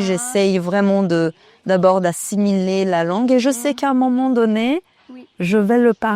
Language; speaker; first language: French; non-native, fluent; Portuguese